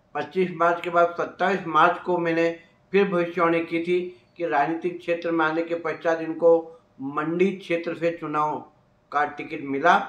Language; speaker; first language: Hindi; native; Hindi